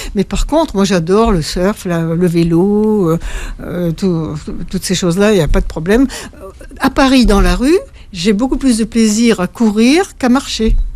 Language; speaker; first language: French; native; French